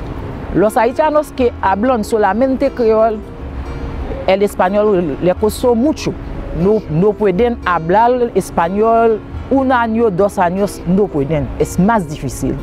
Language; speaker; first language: Spanish; non-native, fluent; Haitian Creole